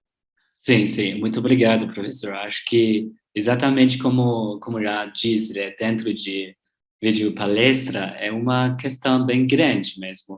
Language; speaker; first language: Portuguese; non-native, learner; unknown